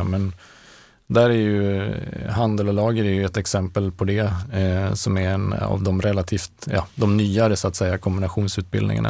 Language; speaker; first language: Swedish; native; Swedish